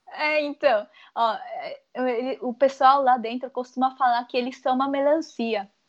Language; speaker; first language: Portuguese; early bilingual, other home language; Korean